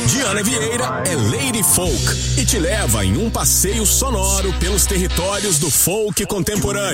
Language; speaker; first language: Portuguese; native; Portuguese